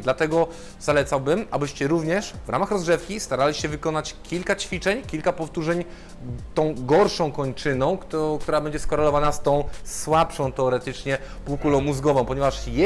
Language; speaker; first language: Polish; native; Polish